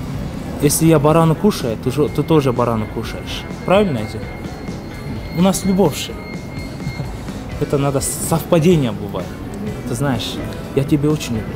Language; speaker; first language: Russian; non-native, local second language; Kyrgyz